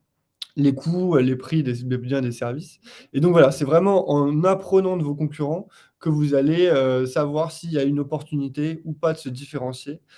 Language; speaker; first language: French; native; French